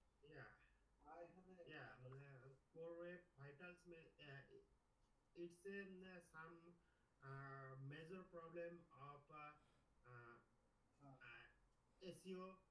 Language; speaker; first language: English; non-native, learner; Bangla